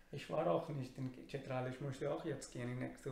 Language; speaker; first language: German; non-native, learner; Urdu